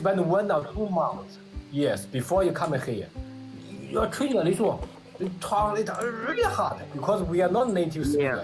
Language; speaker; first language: English; non-native, learner; Vietnamese